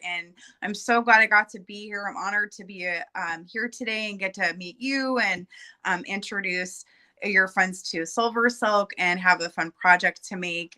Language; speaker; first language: English; native; English